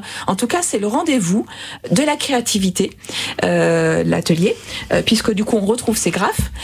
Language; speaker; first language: French; native; French